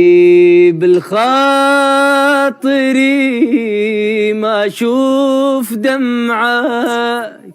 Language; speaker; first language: Arabic; native; Arabic